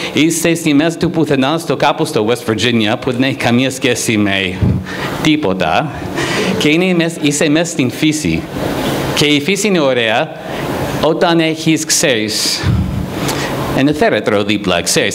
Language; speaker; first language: Greek; non-native, fluent; English